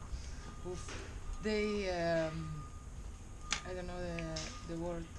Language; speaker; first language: English; non-native, learner; Spanish